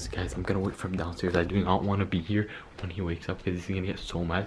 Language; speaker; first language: English; native; English